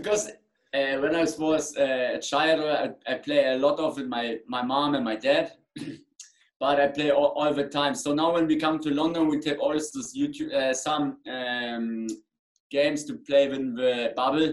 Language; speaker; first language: English; non-native, learner; German